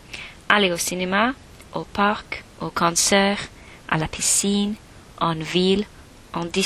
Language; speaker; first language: French; non-native, learner; English